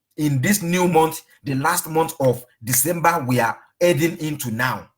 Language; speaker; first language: English; non-native, local second language; Yoruba